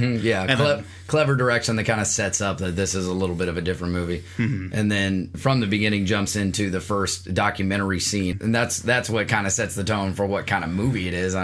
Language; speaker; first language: English; native; English